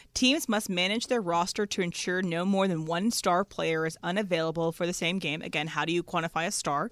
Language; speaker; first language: English; native; English